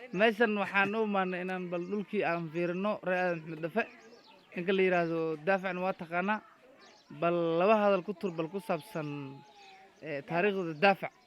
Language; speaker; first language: Somali; native; Somali